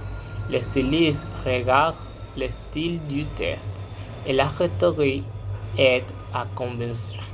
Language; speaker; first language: French; non-native, learner; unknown